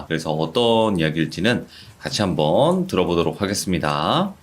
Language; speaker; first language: Korean; native; Korean